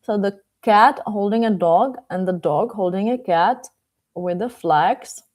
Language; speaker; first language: English; non-native, fluent; Czech